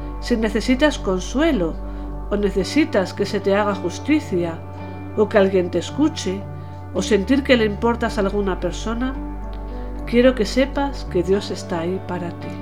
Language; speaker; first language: Spanish; native; Spanish